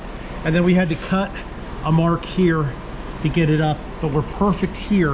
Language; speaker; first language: English; native; English